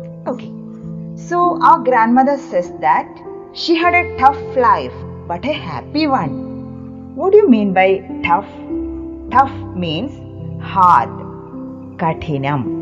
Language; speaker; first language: English; non-native, local second language; Malayalam